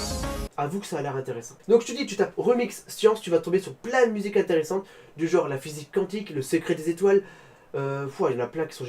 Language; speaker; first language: French; native; French